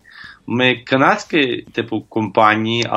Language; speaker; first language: Ukrainian; non-native, learner; English